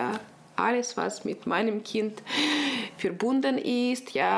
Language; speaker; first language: German; non-native, local second language; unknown